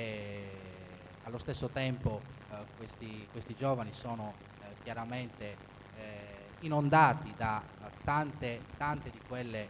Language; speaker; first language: Italian; native; Italian